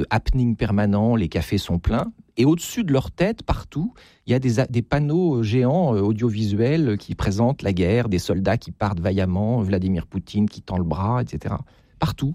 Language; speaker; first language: French; native; French